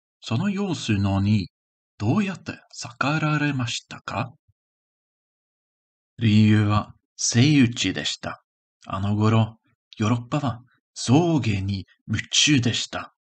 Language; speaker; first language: Japanese; non-native, learner; English